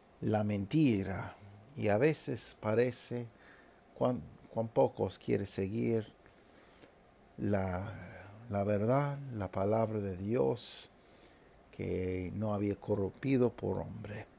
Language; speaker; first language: Spanish; non-native, fluent; English